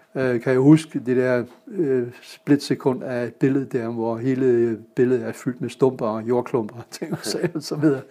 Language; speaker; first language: Danish; non-native, fluent; German